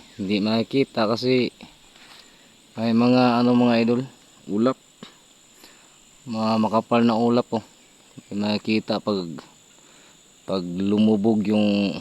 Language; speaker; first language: Filipino; non-native, local second language; Waray